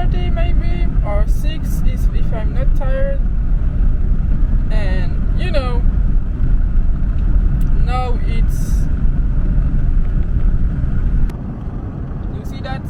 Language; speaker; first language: English; non-native, learner; Haitian Creole